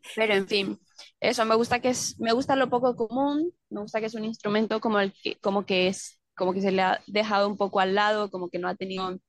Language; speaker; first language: Spanish; native; Spanish